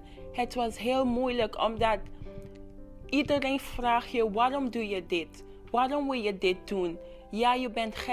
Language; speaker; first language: Dutch; non-native, local second language; English